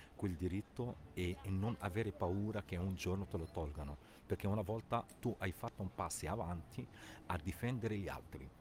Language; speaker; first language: Italian; non-native, fluent; Arabic